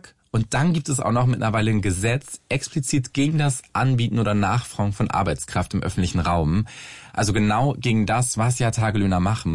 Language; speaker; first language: German; native; German